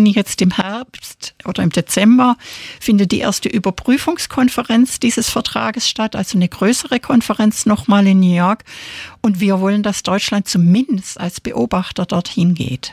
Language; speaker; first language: German; native; German